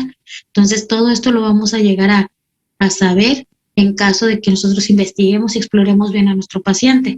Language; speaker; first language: Spanish; native; Spanish